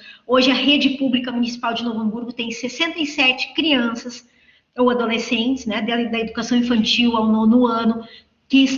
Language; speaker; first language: Portuguese; native; Portuguese